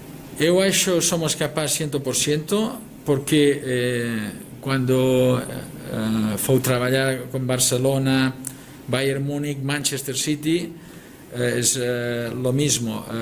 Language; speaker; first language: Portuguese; non-native, learner; Catalan